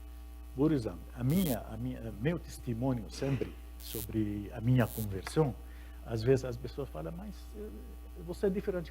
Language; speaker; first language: Portuguese; non-native, fluent; Arabic